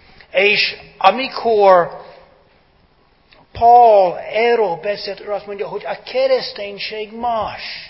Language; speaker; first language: Hungarian; non-native, fluent; English